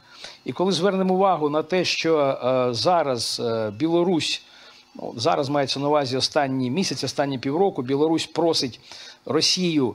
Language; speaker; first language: Ukrainian; native; Ukrainian